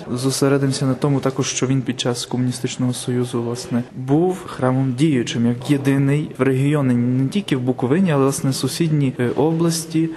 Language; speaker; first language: Ukrainian; native; Ukrainian